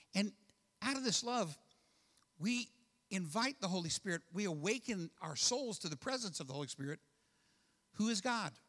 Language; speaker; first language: English; native; English